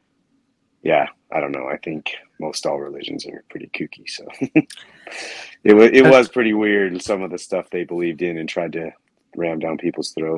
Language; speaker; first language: English; native; English